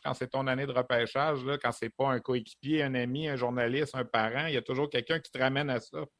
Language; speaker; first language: French; native; French